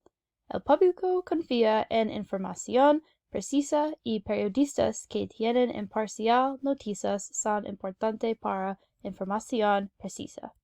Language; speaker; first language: Spanish; non-native, learner; English